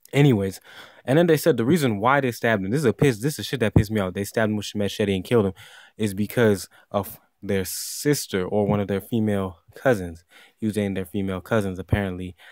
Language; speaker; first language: English; native; English